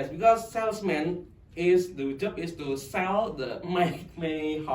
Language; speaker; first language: English; non-native, local second language; Indonesian